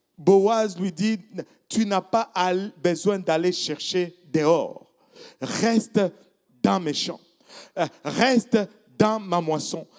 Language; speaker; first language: French; non-native, local second language; Swahili